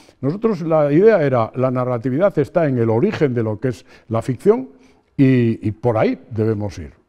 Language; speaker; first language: Spanish; native; Spanish